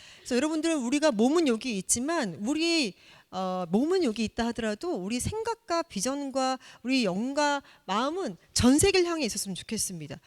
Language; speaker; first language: Korean; native; Korean